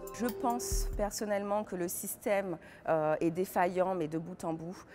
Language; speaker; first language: French; native; French